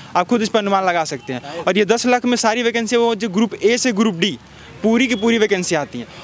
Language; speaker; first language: Hindi; native; Hindi